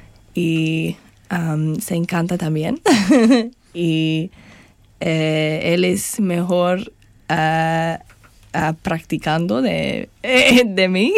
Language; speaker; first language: Spanish; non-native, learner; English